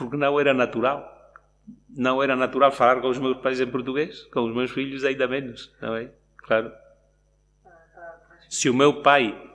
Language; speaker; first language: Portuguese; non-native, local second language; Spanish